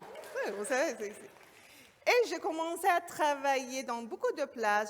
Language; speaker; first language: French; non-native, learner; Persian